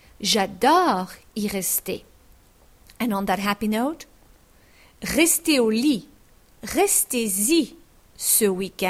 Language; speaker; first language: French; non-native, fluent; English